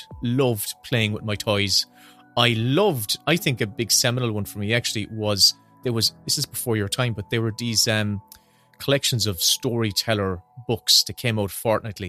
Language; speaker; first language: English; native; English